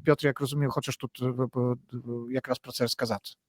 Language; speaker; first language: Polish; non-native, learner; Ukrainian